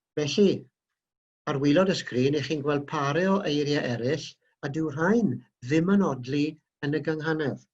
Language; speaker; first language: Welsh; native; Welsh